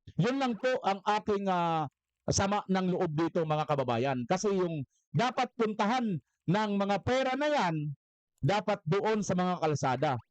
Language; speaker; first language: Filipino; non-native, local second language; Waray